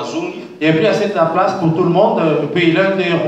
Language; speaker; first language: French; non-native, local second language; Lingala